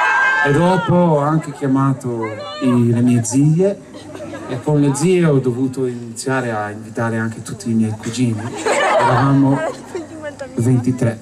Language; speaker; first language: Italian; non-native, fluent; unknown